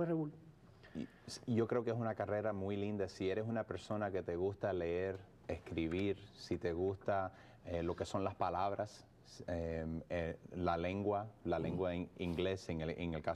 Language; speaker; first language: Spanish; early bilingual, heritage; Spanish